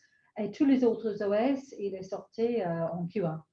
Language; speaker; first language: French; non-native, fluent; English